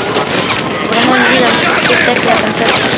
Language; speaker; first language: French; native; French